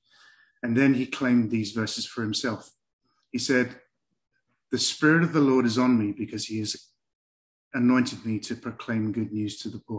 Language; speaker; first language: English; native; English